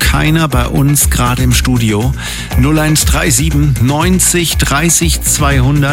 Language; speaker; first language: German; native; German